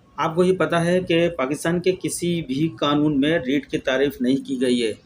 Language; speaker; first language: Urdu; native; Urdu